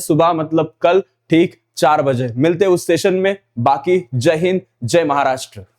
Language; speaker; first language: Hindi; non-native, local second language; Marathi